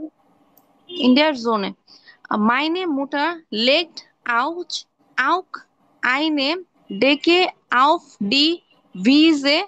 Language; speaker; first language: German; non-native, learner; Bangla